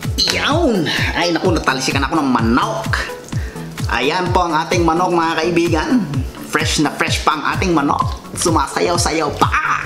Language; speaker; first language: Filipino; non-native, local second language; Iloko